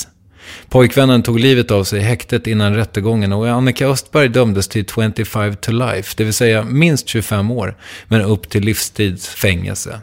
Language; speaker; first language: Swedish; native; Swedish